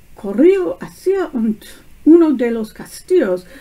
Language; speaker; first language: Spanish; non-native, learner; English